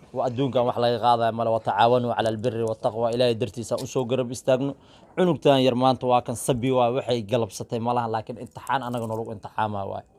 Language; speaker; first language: Somali; native; Somali